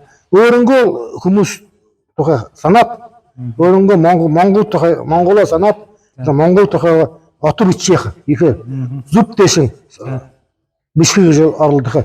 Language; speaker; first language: Mongolian; non-native, learner; Buriat